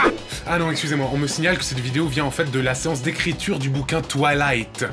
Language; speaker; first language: French; native; French